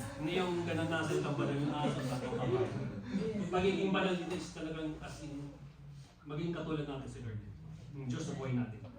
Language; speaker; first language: Filipino; non-native, local second language; Waray